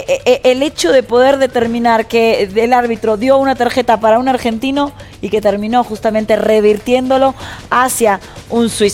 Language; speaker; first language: Spanish; native; Spanish